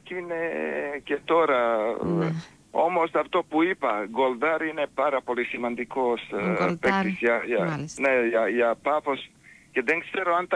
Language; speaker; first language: Greek; non-native, fluent; Serbian